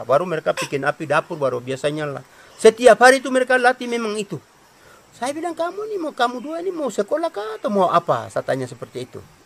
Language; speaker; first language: Indonesian; non-native, local second language; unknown